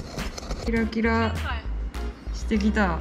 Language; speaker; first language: Japanese; native; Japanese